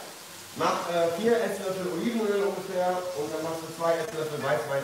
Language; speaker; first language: German; native; German